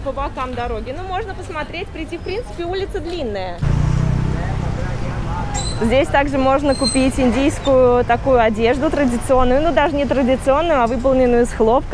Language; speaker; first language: Russian; native; Russian